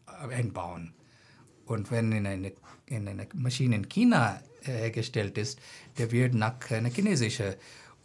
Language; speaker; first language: German; non-native, fluent; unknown